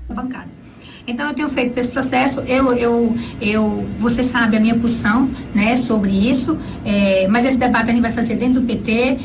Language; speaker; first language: Portuguese; native; Portuguese